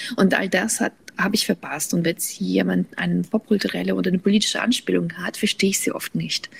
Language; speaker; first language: German; early bilingual, other home language; Russian